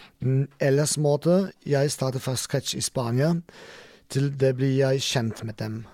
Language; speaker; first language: Norwegian; non-native, learner; German